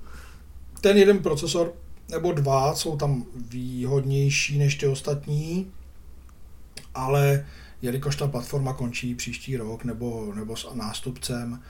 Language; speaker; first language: Czech; native; Czech